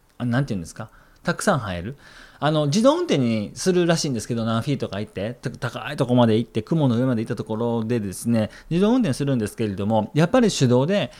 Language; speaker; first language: Japanese; native; Japanese